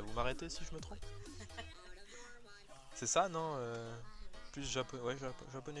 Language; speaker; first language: French; native; French